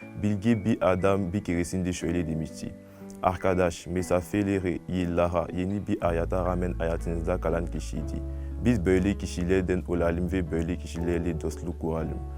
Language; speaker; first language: Turkish; non-native, fluent; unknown